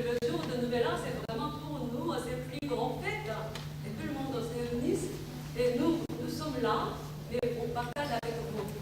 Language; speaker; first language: French; non-native, fluent; Korean